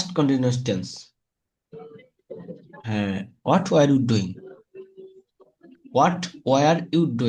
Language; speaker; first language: English; non-native, fluent; Bangla